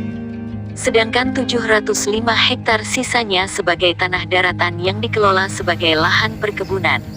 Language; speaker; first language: Indonesian; native; Indonesian